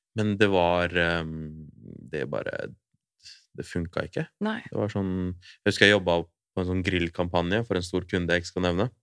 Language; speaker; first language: Norwegian; early bilingual, other home language; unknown